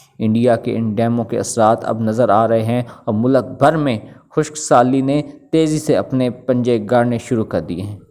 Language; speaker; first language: Urdu; non-native, local second language; Pashto